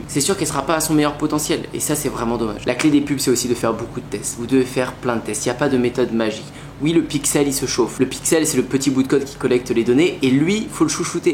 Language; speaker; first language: French; native; French